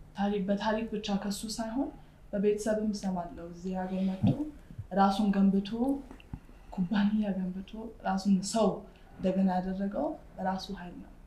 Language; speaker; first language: Amharic; early bilingual, heritage; Amharic